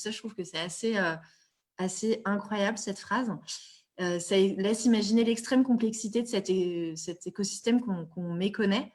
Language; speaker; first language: French; native; French